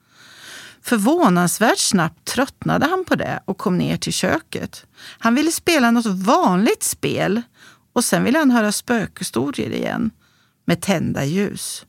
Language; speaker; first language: Swedish; native; Swedish